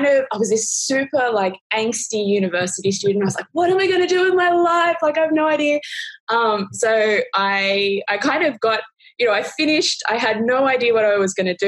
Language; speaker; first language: English; native; English